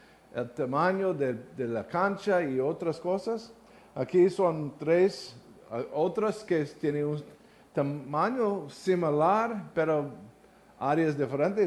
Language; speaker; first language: Spanish; non-native, learner; English